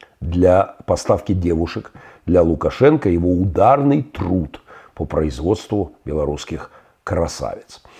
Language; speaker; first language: Russian; native; Russian